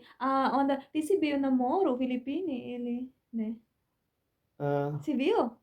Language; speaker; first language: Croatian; non-native, learner; Filipino